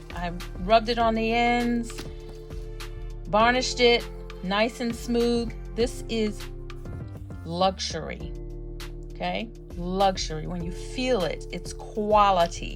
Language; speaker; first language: English; native; English